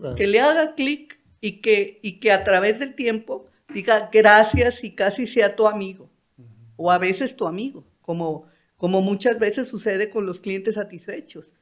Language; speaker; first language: Spanish; native; Spanish